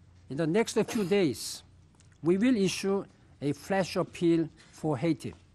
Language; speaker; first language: English; non-native, fluent; Korean